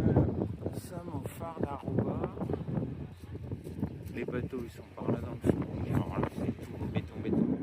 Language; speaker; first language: French; native; French